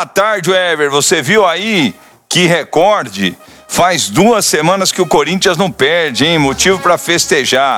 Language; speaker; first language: Portuguese; native; Portuguese